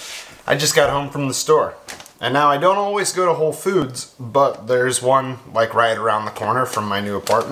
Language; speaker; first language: English; native; English